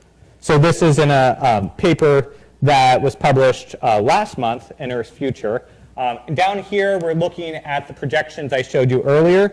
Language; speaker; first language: English; native; English